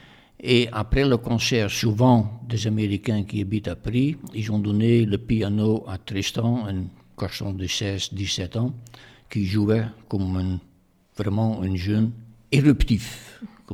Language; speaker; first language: French; non-native, fluent; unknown